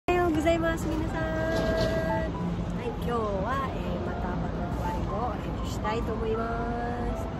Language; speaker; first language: Japanese; non-native, fluent; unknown